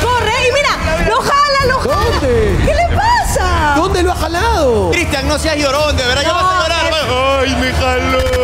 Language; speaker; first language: Spanish; native; Spanish